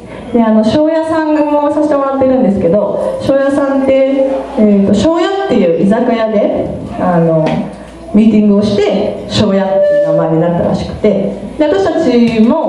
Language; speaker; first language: Japanese; native; Japanese